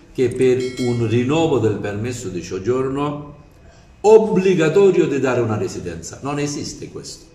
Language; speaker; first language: Italian; non-native, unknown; Bangla